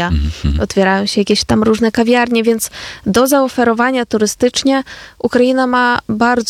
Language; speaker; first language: Polish; non-native, fluent; Ukrainian